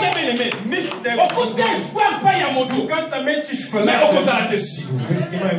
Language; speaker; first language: German; non-native, learner; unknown